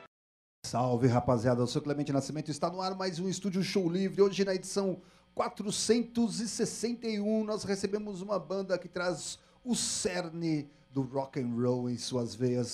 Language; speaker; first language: Portuguese; native; Portuguese